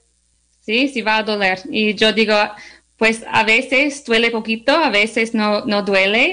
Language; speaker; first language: Spanish; non-native, learner; English